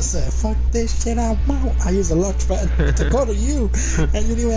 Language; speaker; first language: English; early bilingual, other home language; Spanish